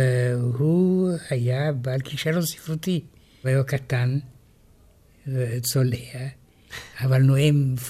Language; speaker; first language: Hebrew; non-native, fluent; Romanian